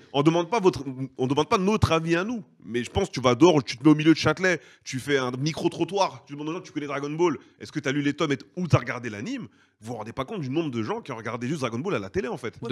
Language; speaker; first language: French; native; French